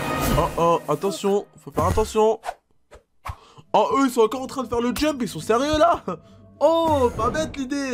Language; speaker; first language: French; native; French